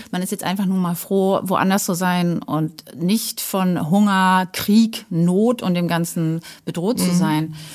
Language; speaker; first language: German; native; German